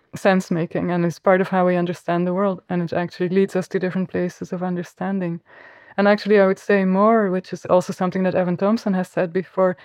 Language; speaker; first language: English; non-native, fluent; Dutch